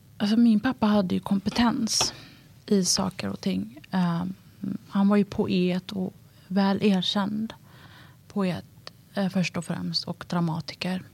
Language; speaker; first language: Swedish; early bilingual, other home language; Tigrinya